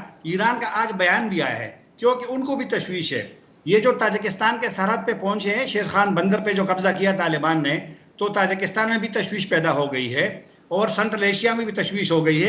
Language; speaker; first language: Hindi; non-native, local second language; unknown